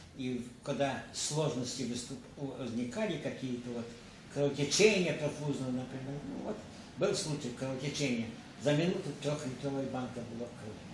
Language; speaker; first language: Russian; non-native, local second language; Ukrainian